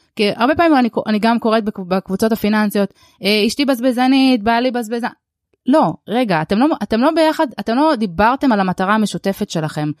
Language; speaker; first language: Hebrew; early bilingual, other home language; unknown